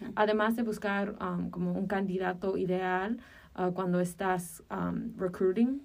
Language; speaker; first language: Spanish; early bilingual, heritage; Spanish